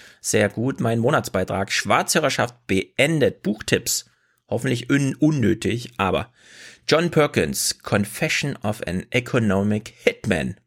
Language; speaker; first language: German; native; German